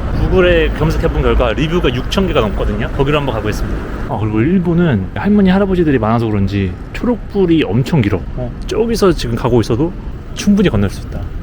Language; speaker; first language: Korean; native; Korean